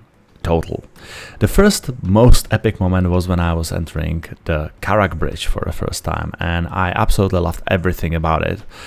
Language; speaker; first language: English; non-native, fluent; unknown